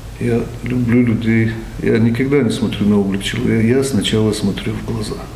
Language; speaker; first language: Russian; non-native, local second language; Ossetic